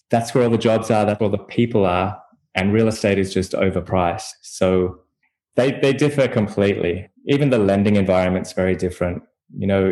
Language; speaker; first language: English; native; English